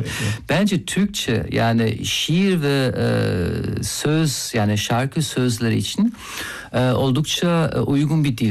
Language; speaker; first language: Turkish; non-native, fluent; German